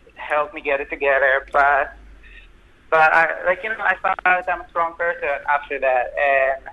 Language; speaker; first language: English; non-native, fluent; Hebrew